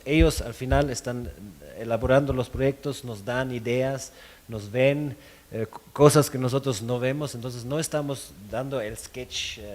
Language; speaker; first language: Spanish; non-native, fluent; German